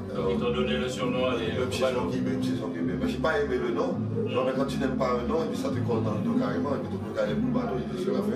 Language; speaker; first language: French; native; French